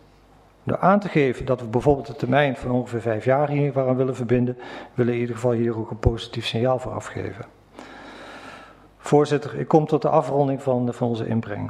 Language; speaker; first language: Dutch; native; Dutch